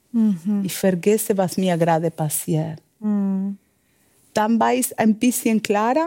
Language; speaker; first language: German; non-native, learner; Spanish